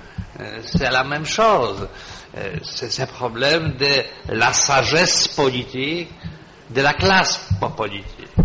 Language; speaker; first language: French; non-native, fluent; Polish